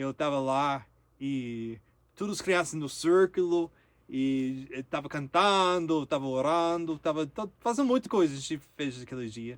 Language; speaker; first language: Portuguese; non-native, learner; English